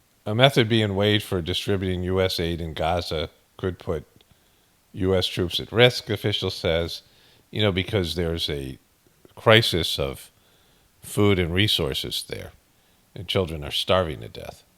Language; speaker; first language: English; native; English